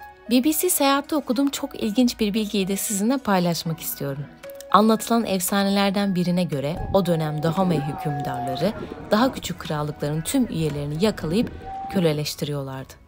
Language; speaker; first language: Turkish; native; Turkish